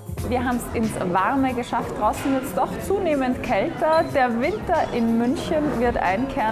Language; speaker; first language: German; native; German